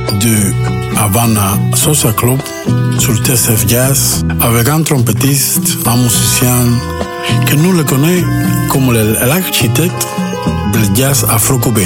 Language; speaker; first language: French; non-native, learner; Spanish